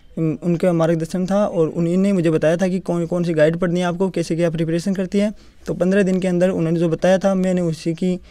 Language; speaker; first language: Hindi; native; Hindi